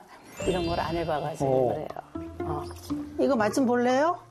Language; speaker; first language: Korean; native; Korean